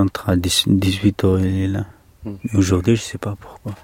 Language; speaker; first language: French; non-native, learner; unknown